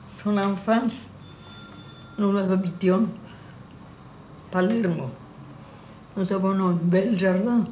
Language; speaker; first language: French; non-native, fluent; Spanish